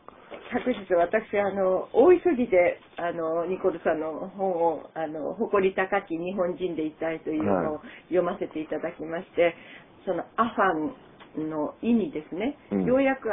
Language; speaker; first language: Japanese; native; Japanese